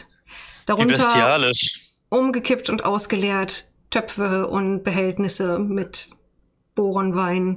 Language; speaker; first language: German; native; German